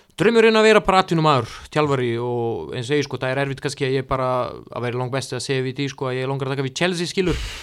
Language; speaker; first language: Icelandic; non-native, fluent; Serbian